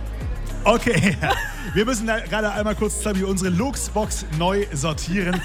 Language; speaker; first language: German; native; German